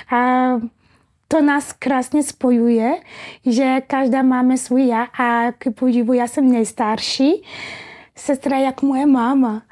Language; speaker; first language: Czech; early bilingual, other home language; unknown